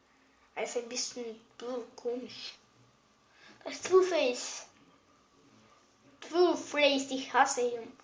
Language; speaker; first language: German; non-native, learner; Bulgarian